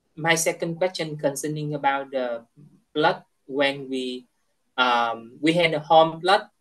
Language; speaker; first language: English; non-native, fluent; Vietnamese